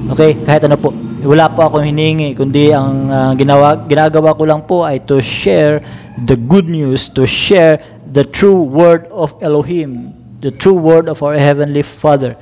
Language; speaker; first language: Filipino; non-native, local second language; Cebuano